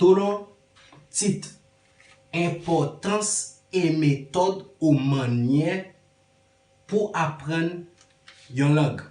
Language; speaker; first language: French; non-native, learner; Haitian Creole